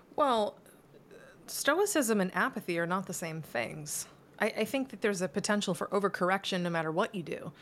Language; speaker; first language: English; native; English